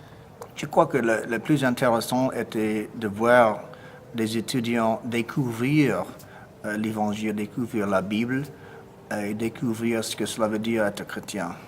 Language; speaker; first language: French; non-native, fluent; English